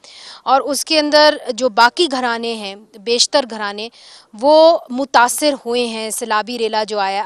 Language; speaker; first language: Urdu; native; Urdu